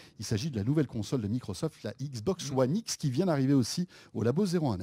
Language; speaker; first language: French; native; French